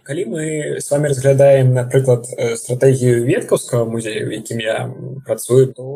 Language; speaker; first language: Belarusian; non-native, local second language; Russian